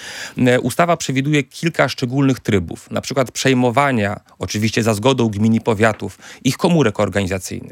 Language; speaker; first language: Polish; native; Polish